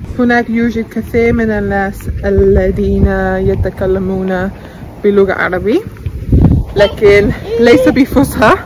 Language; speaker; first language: Arabic; non-native, learner; English